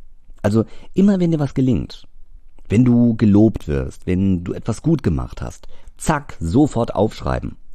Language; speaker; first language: German; native; German